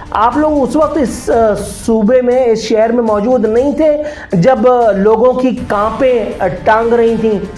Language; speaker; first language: Urdu; native; Urdu